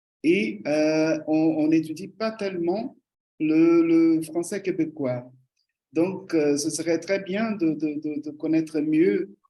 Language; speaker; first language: French; non-native, fluent; Portuguese